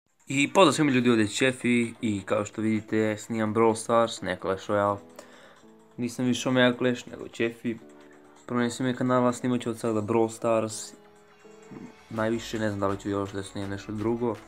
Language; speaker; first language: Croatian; early bilingual, heritage; Croatian